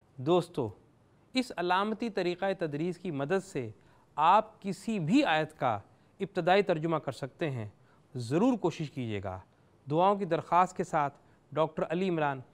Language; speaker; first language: Urdu; native; Urdu